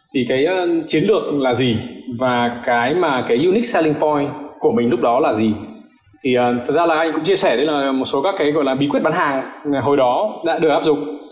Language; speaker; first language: Vietnamese; early bilingual, heritage; Vietnamese